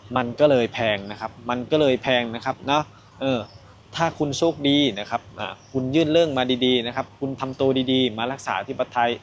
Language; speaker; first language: Thai; native; Thai